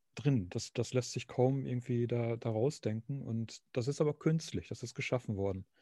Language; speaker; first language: German; native; German